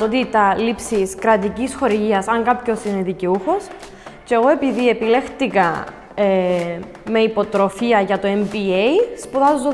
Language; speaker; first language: Greek; native; Greek